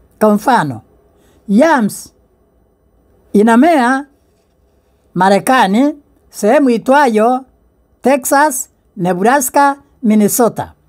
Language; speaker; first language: Swahili; non-native, local second language; Meru